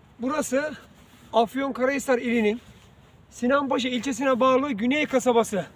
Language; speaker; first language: Turkish; native; Turkish